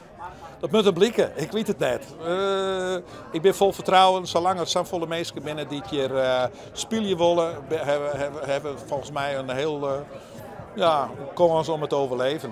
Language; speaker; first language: Dutch; non-native, local second language; Western Frisian